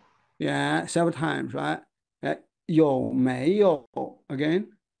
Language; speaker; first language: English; non-native, learner; Chinese